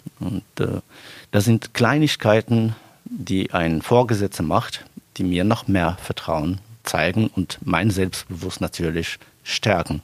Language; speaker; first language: German; non-native, fluent; Arabic